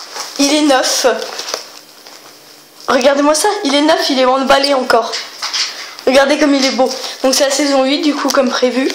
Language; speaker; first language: French; native; French